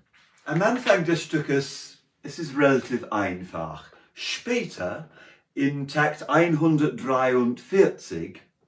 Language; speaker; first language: German; non-native, learner; English